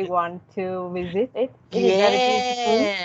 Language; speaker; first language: English; non-native, learner; Vietnamese